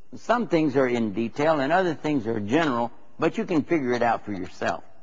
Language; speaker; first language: English; native; English